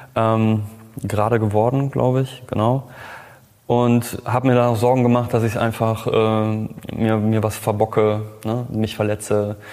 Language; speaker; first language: German; native; German